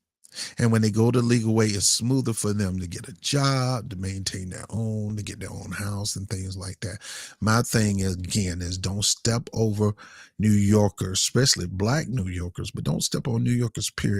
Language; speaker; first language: English; native; English